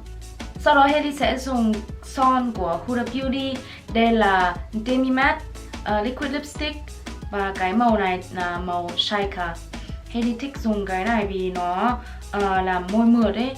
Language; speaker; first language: Vietnamese; early bilingual, heritage; Vietnamese